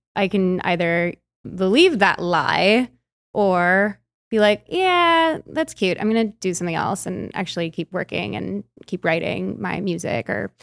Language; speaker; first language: English; early bilingual, other home language; Filipino